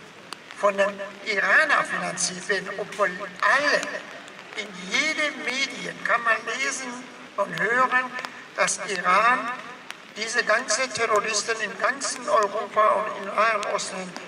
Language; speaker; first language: German; non-native, fluent; Persian